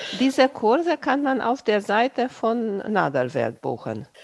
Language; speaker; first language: German; non-native, fluent; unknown